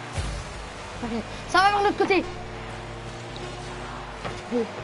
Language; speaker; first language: French; native; French